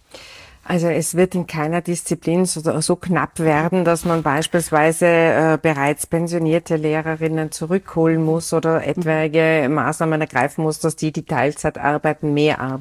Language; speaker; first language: German; native; German